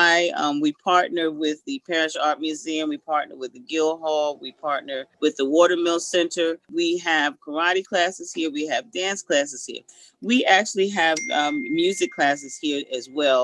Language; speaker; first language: English; native; English